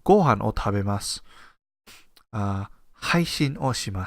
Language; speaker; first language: Japanese; non-native, fluent; English